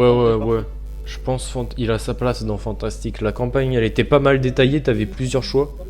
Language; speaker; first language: French; native; French